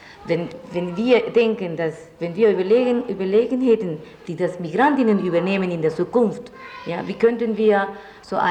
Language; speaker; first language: German; non-native, fluent; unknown